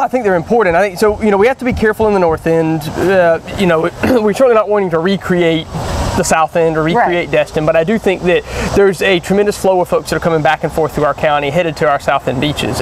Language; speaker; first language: English; native; English